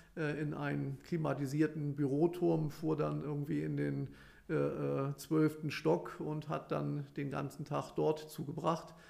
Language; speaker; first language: German; native; German